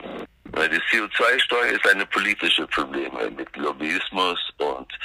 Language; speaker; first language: German; non-native, fluent; Swedish